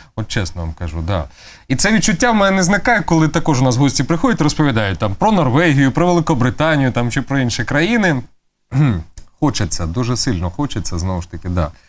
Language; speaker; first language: Ukrainian; native; Ukrainian